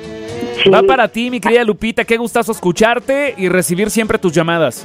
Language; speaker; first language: Spanish; native; Spanish